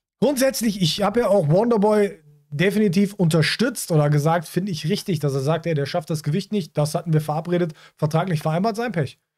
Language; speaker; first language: German; native; German